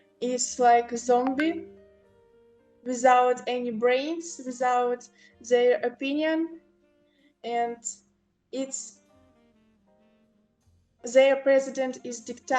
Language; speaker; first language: English; non-native, local second language; Ukrainian